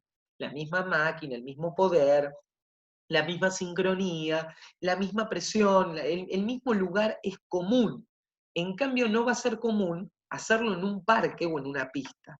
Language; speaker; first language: Spanish; native; Spanish